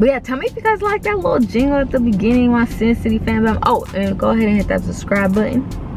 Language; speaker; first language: English; early bilingual, other home language; Spanish